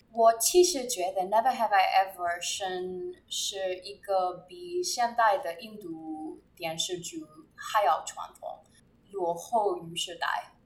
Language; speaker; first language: Chinese; non-native, learner; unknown